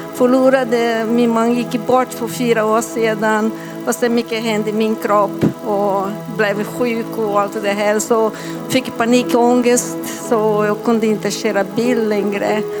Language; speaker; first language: Swedish; non-native, fluent; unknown